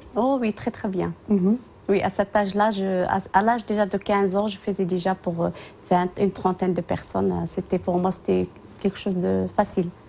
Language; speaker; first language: French; non-native, local second language; Tachelhit